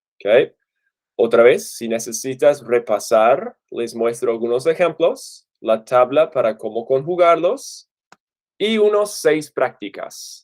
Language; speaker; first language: Spanish; non-native, fluent; English